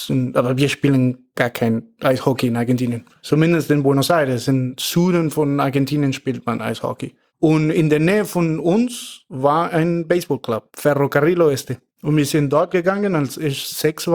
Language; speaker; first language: German; non-native, fluent; Spanish